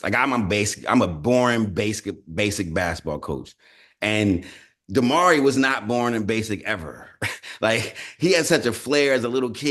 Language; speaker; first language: English; native; English